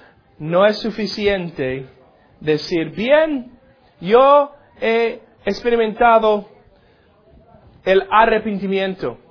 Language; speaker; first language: Spanish; non-native, learner; English